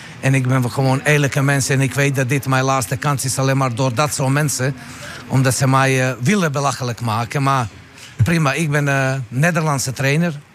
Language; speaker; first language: Dutch; non-native, fluent; Serbian